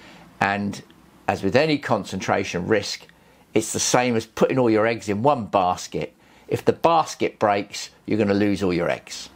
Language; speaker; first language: English; native; English